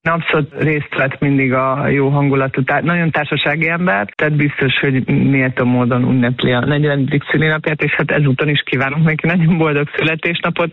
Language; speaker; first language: Hungarian; native; Hungarian